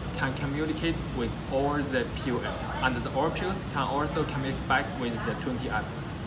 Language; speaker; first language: English; non-native, learner; Chinese